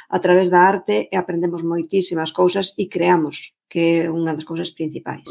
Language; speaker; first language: Galician; non-native, local second language; Spanish